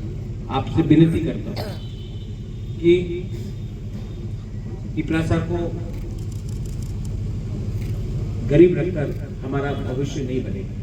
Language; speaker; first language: Hindi; non-native, local second language; Kok Borok